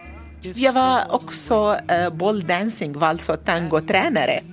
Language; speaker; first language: Swedish; non-native, learner; Arabic